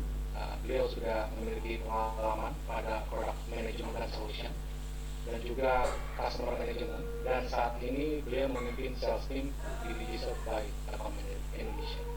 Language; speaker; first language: Indonesian; native; Indonesian